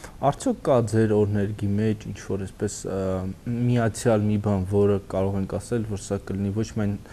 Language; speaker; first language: Armenian; native; Armenian